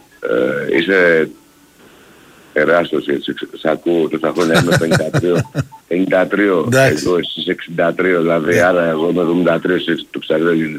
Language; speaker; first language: Greek; native; Greek